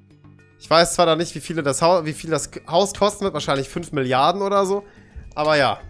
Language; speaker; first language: German; native; German